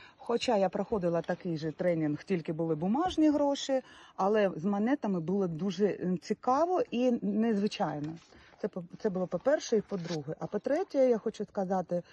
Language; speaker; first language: Ukrainian; native; Ukrainian